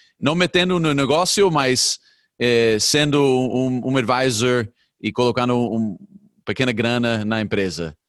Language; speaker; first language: Portuguese; non-native, fluent; English